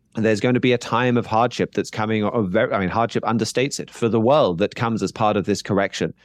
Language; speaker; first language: English; native; English